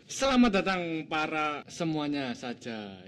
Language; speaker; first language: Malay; non-native, local second language; Javanese